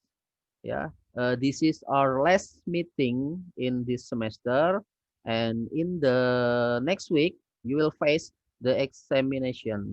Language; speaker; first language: English; non-native, fluent; Indonesian